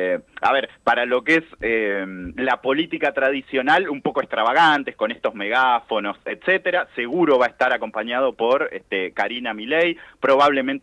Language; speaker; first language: Spanish; native; Spanish